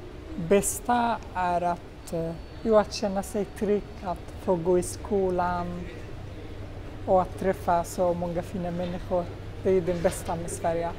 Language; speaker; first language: Swedish; non-native, fluent; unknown